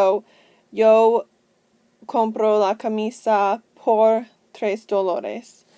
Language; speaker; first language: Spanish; non-native, fluent; English